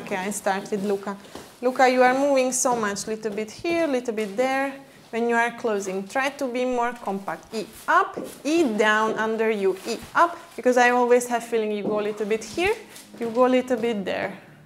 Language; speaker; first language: English; non-native, fluent; Hungarian